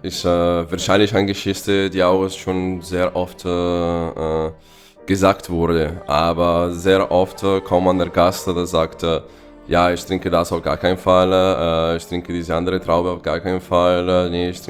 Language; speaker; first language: German; non-native, fluent; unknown